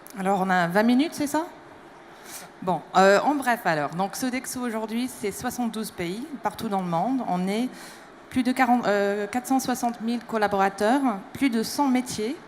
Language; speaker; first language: French; non-native, fluent; English